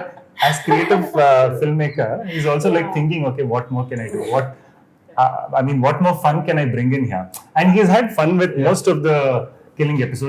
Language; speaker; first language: English; non-native, local second language; Kannada